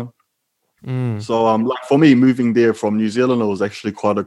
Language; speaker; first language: English; native; English